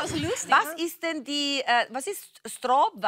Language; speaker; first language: German; native; German